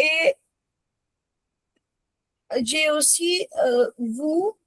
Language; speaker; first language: French; non-native, learner; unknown